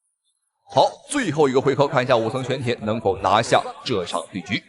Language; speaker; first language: Chinese; native; Chinese